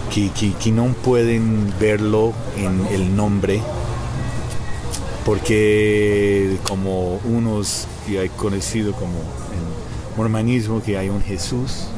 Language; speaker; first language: Spanish; non-native, learner; English